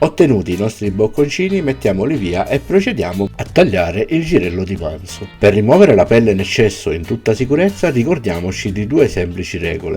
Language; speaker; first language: Italian; native; Italian